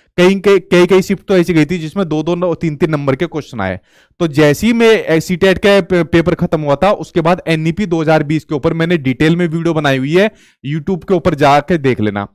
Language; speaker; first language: Hindi; native; Hindi